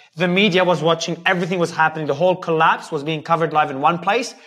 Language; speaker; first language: English; native; English